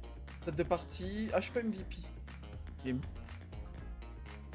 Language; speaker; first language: French; native; French